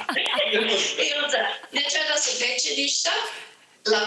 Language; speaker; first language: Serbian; early bilingual, heritage; Serbian